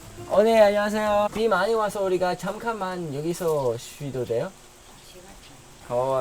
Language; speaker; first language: Korean; non-native, fluent; English